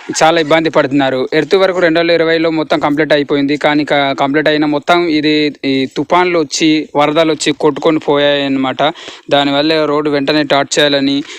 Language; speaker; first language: Telugu; native; Telugu